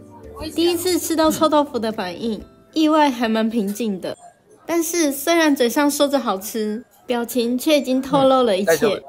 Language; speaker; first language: Chinese; native; Chinese